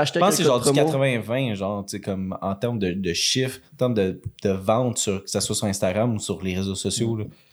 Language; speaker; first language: French; native; French